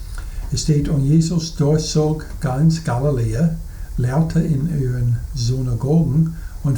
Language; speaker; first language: German; non-native, fluent; English